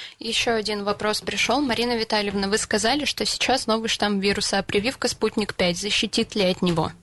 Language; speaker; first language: Russian; native; Russian